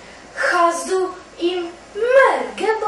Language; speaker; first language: German; non-native, learner; Russian